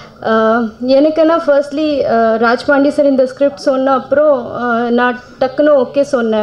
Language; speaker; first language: Tamil; non-native, learner; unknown